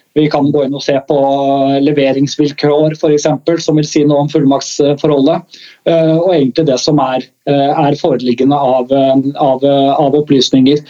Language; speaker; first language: Norwegian; native; Norwegian